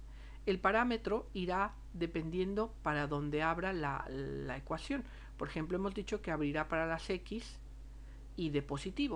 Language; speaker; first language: Spanish; native; Spanish